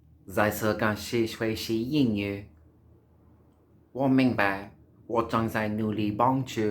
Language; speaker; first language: Chinese; non-native, learner; English